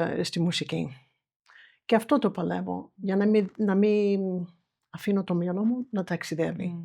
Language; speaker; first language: Greek; non-native, fluent; English